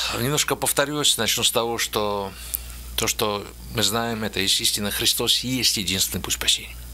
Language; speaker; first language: Russian; native; Russian